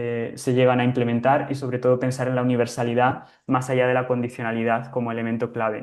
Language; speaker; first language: Spanish; native; Spanish